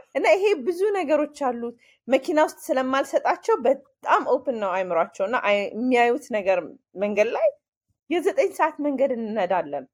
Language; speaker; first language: Amharic; early bilingual, heritage; Amharic